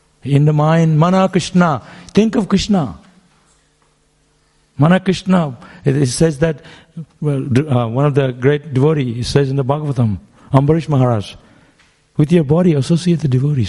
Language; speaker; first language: English; non-native, local second language; Bangla